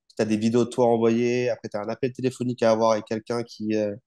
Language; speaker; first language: French; native; French